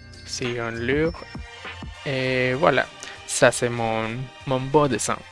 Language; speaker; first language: French; non-native, fluent; Spanish